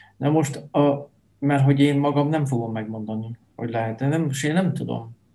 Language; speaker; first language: Hungarian; non-native, fluent; Dutch